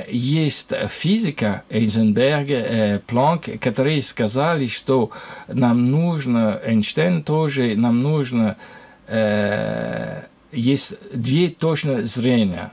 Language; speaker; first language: Russian; non-native, learner; French